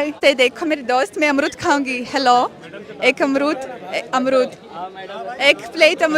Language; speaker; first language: Hindi; non-native, learner; Russian